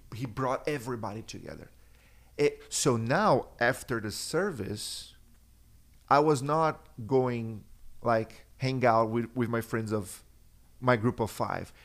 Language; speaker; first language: English; non-native, fluent; Portuguese